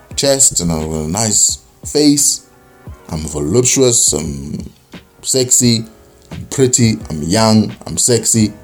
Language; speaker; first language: English; non-native, local second language; Zulu